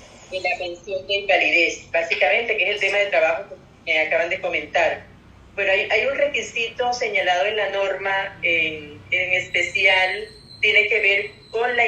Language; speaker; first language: Spanish; native; Spanish